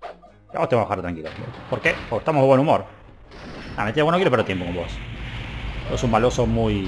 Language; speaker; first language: Spanish; native; Spanish